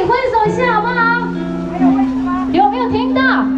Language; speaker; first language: Chinese; native; Chinese